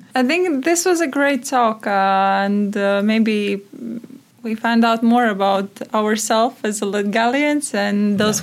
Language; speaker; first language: English; non-native, fluent; Latvian